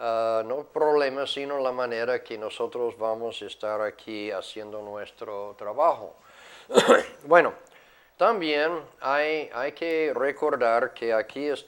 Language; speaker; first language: Spanish; non-native, fluent; English